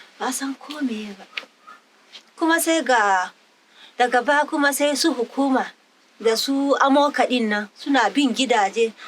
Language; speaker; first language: Hausa; non-native, local second language; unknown